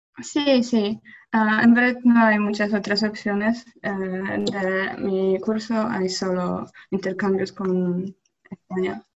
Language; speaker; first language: Spanish; non-native, learner; Polish